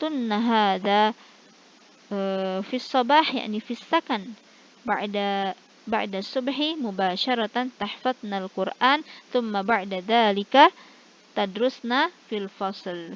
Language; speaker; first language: Arabic; non-native, fluent; Indonesian